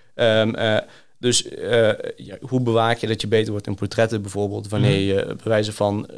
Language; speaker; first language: Dutch; early bilingual, other home language; Greek